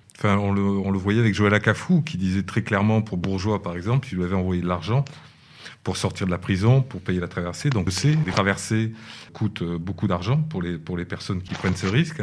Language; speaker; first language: French; native; French